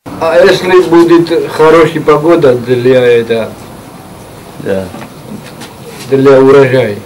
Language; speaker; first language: Russian; non-native, local second language; Georgian